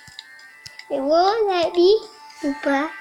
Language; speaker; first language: French; native; French